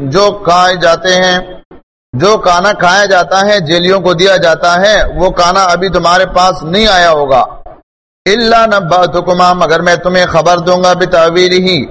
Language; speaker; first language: Urdu; non-native, local second language; Pashto